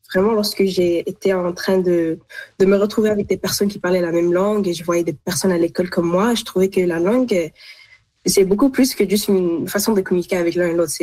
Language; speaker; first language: French; non-native, local second language; Arabic